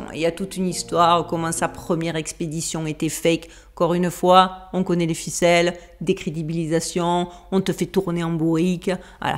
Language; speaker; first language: French; native; French